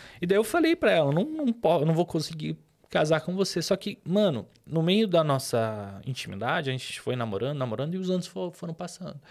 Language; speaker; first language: Portuguese; early bilingual, other home language; Arabic